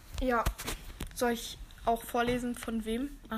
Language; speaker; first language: German; native; German